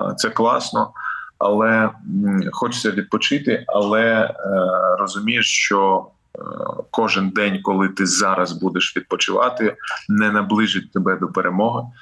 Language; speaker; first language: Ukrainian; non-native, local second language; Russian